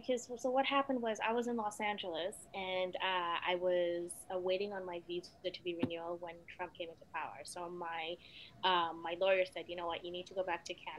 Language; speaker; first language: English; early bilingual, other home language; Krio